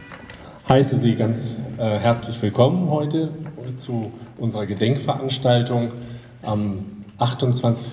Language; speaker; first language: German; native; German